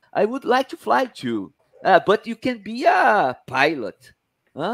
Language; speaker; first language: English; non-native, fluent; Portuguese